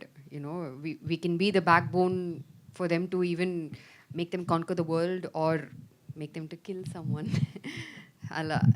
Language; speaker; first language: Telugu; non-native, fluent; Tamil